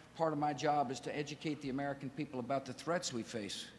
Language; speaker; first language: English; native; English